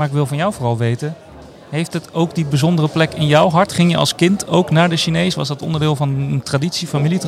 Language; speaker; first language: Dutch; native; Dutch